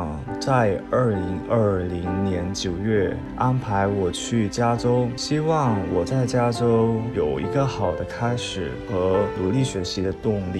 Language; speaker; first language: Chinese; early bilingual, other home language; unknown